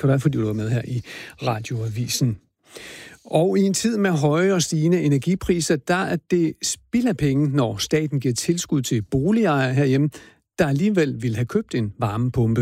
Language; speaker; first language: Danish; native; Danish